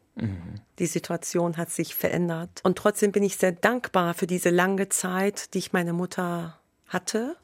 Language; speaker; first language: German; non-native, fluent; Persian